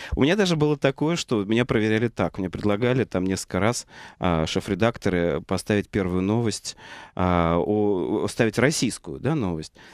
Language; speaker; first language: Russian; native; Russian